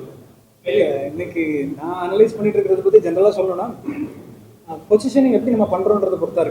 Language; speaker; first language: Tamil; native; Tamil